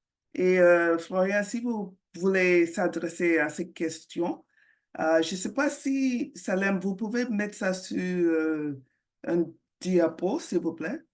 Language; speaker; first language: French; non-native, fluent; English